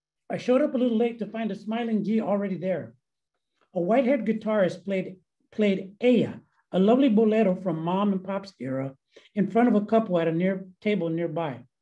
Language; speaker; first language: English; early bilingual, other home language; Spanish